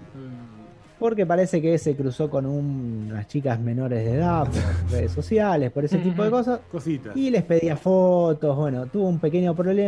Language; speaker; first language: Spanish; native; Spanish